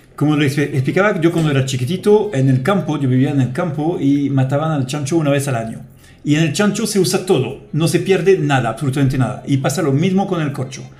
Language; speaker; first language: Spanish; non-native, fluent; French